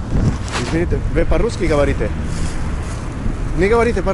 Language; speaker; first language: Russian; non-native, fluent; Spanish